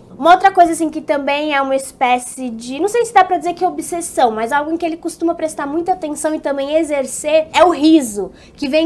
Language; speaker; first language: Portuguese; native; Portuguese